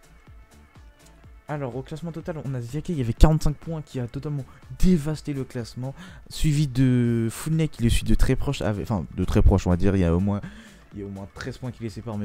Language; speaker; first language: French; native; French